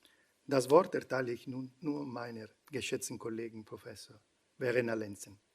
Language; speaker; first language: German; non-native, fluent; Italian